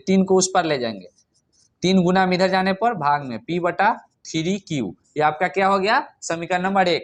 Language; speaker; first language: Hindi; native; Hindi